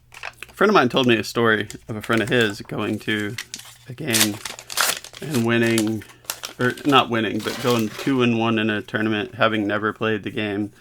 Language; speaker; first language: English; native; English